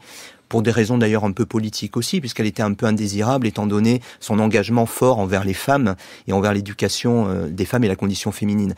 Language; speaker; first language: French; native; French